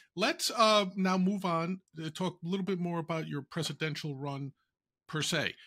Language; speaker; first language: English; native; English